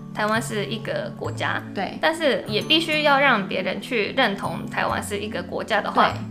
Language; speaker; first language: Chinese; non-native, fluent; Japanese